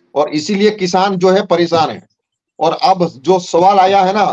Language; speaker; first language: Hindi; non-native, local second language; Gujarati